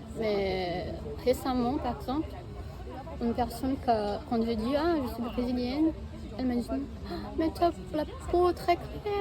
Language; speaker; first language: French; non-native, fluent; Portuguese